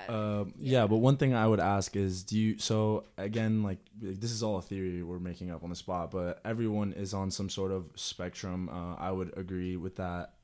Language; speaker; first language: English; early bilingual, other home language; Spanish